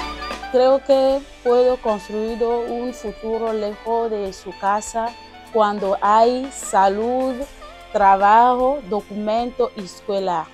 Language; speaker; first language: Spanish; non-native, learner; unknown